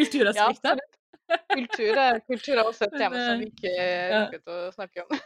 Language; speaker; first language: Norwegian; non-native, fluent; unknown